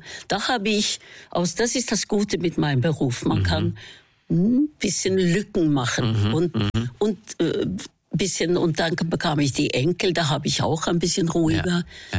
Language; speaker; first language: German; non-native, fluent; Norwegian